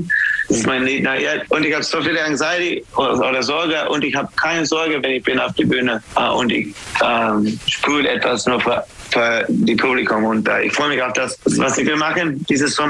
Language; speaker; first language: German; non-native, learner; English